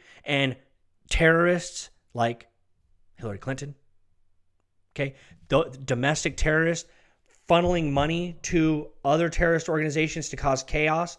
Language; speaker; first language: English; native; English